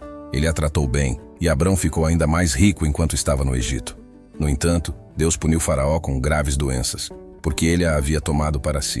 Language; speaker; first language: Portuguese; native; Portuguese